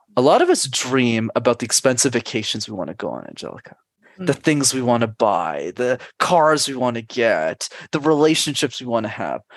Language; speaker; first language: English; native; English